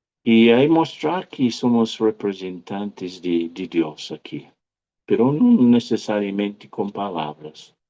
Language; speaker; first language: Spanish; non-native, fluent; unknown